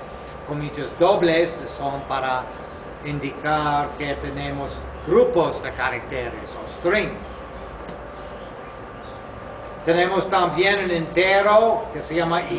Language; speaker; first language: Spanish; non-native, fluent; English